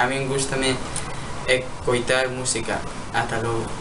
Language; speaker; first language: Galician; non-native, learner; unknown